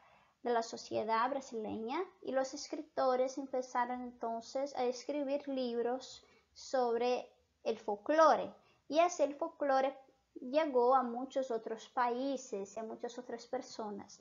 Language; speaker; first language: Spanish; non-native, fluent; Portuguese